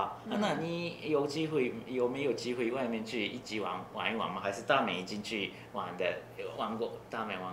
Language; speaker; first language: Chinese; non-native, learner; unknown